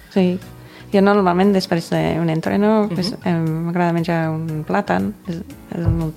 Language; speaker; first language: Catalan; non-native, fluent; English